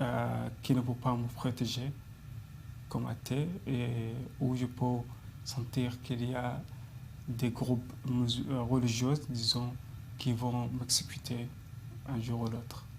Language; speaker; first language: French; non-native, fluent; Arabic